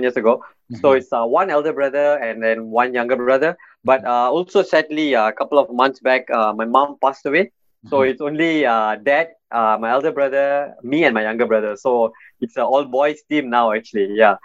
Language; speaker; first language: English; non-native, local second language; Tamil